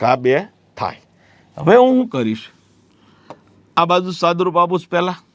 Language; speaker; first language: Gujarati; native; Gujarati